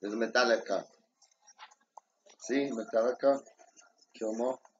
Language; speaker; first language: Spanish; early bilingual, heritage; English